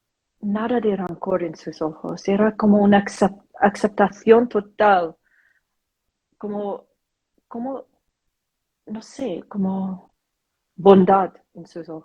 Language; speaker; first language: Spanish; non-native, fluent; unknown